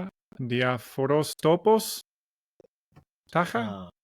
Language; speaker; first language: Greek; non-native, learner; English